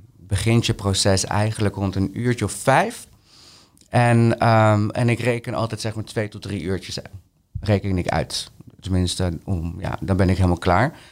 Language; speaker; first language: Dutch; early bilingual, other home language; Spanish